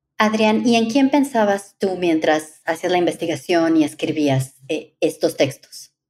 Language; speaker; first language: Spanish; native; Spanish